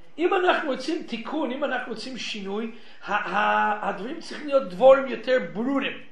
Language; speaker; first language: Hebrew; non-native, fluent; English